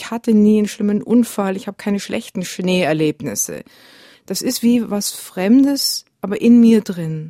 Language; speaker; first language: German; native; German